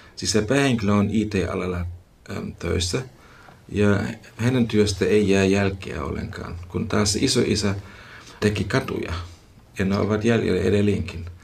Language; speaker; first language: Finnish; non-native, fluent; German